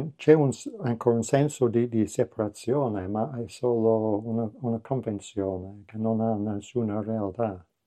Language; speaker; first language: Italian; non-native, fluent; English